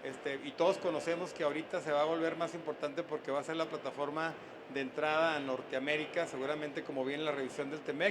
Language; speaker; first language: Spanish; native; Spanish